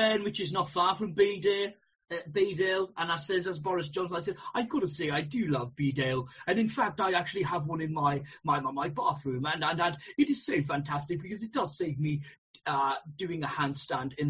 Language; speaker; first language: English; native; English